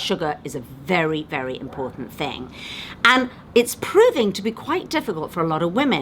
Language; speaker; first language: English; native; English